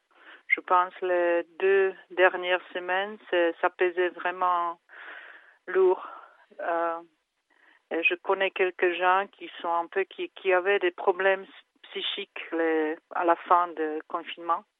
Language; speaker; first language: French; non-native, fluent; Czech